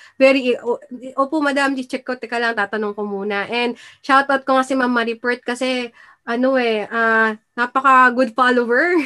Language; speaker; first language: Filipino; native; Filipino